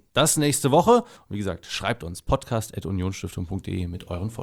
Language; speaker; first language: German; native; German